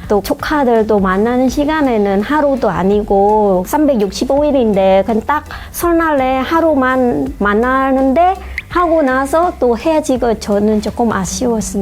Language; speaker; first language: Korean; non-native, fluent; Khmer